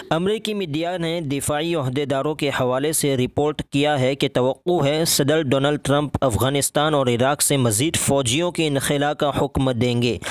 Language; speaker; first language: Urdu; native; Urdu